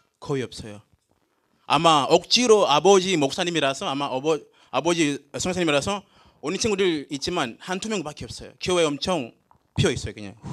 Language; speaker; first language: Korean; non-native, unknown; Swahili